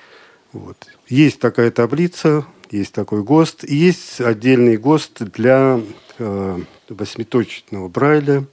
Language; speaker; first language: Russian; native; Russian